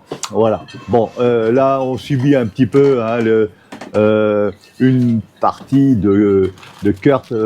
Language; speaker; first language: French; native; French